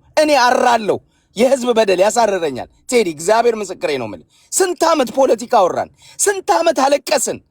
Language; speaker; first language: Amharic; native; Amharic